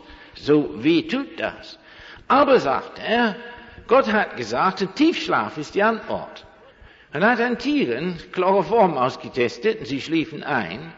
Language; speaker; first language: German; non-native, fluent; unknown